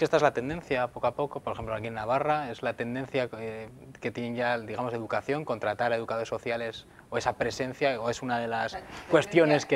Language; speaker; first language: Spanish; native; Spanish